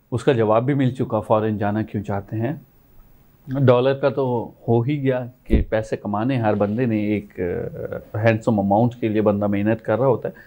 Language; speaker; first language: Urdu; non-native, local second language; Sindhi